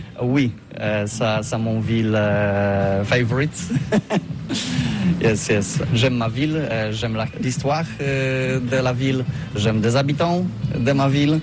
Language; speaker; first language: French; non-native, learner; Polish